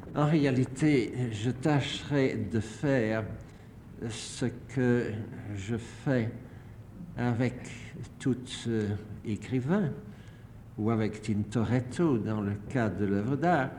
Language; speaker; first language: French; native; French